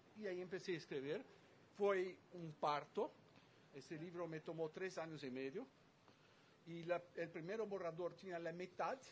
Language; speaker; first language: Spanish; non-native, fluent; Dutch